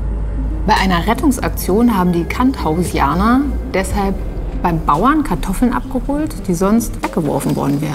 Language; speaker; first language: German; native; German